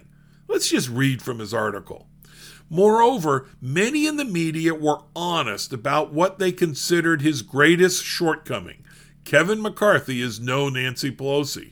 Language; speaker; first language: English; native; English